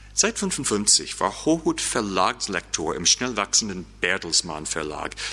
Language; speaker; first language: German; non-native, fluent; English